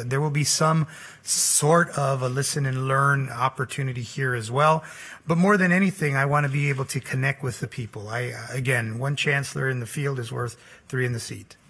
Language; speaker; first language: English; early bilingual, other home language; Spanish